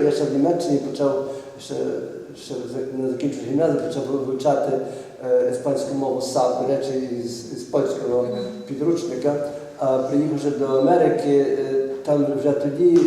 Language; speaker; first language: Ukrainian; early bilingual, heritage; Ukrainian